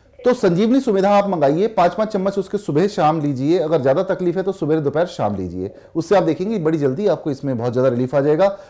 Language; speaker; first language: Hindi; native; Hindi